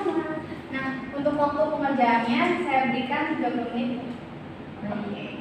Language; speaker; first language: Indonesian; native; Indonesian